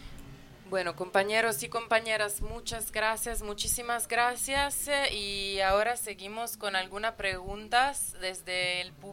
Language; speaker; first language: Spanish; non-native, fluent; Italian